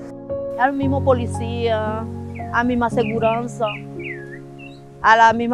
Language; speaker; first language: Portuguese; non-native, learner; Spanish